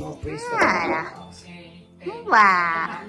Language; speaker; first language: Finnish; non-native, learner; Thai